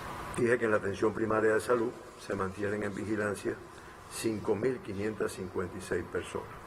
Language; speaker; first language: Spanish; native; Spanish